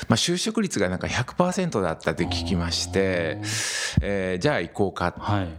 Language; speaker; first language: Japanese; native; Japanese